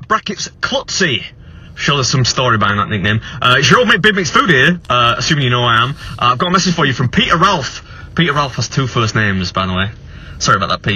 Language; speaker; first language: English; native; English